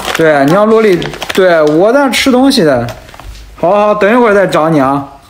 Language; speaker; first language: Chinese; native; Chinese